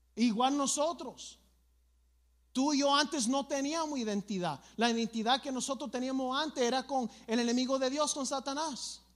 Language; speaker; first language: Spanish; early bilingual, other home language; English